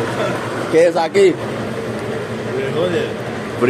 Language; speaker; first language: Spanish; non-native, learner; English